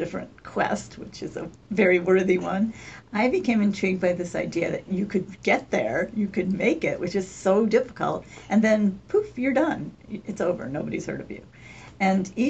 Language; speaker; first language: English; native; English